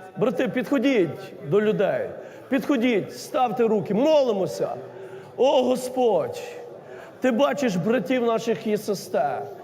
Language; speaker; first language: Ukrainian; native; Ukrainian